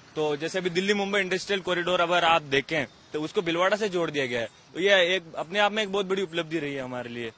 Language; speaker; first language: Hindi; native; Hindi